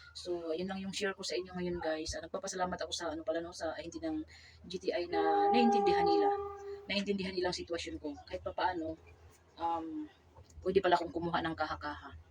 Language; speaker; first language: Filipino; non-native, local second language; Cebuano